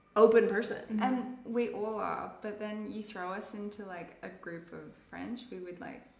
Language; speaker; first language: English; native; English